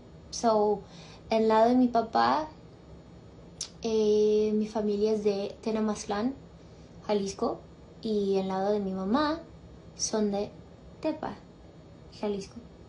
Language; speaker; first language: Spanish; early bilingual, heritage; Spanish